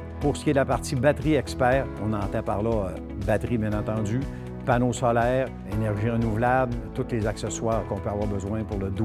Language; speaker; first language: French; native; French